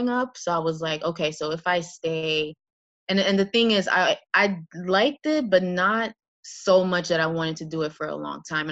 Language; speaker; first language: English; native; English